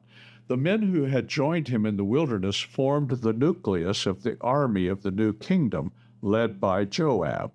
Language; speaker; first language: English; native; English